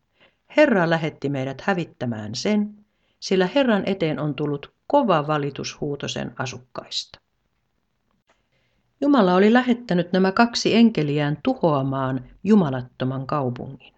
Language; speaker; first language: Finnish; native; Finnish